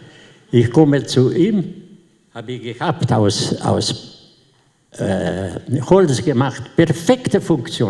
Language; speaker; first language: German; non-native, learner; Slovenian